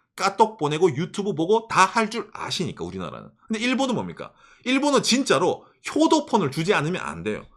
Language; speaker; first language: Korean; native; Korean